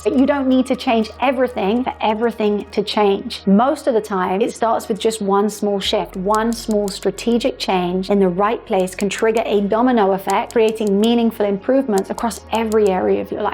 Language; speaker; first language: English; native; English